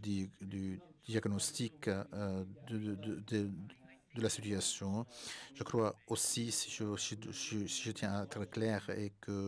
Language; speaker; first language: French; non-native, fluent; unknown